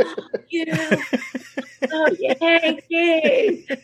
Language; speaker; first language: English; native; English